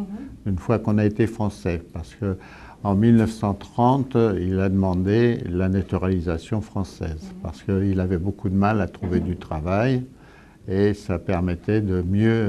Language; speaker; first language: French; early bilingual, other home language; Italian